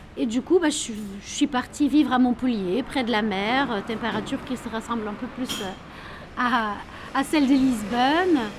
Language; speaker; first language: French; non-native, fluent; Portuguese